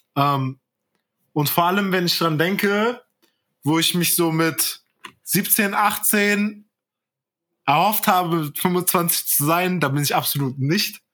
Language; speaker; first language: German; early bilingual, other home language; Turkish